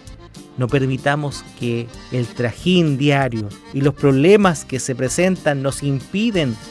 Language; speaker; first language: Spanish; native; Spanish